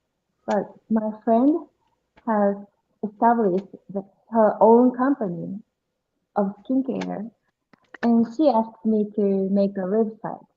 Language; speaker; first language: English; non-native, learner; Japanese